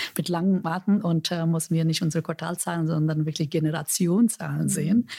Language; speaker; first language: German; non-native, fluent; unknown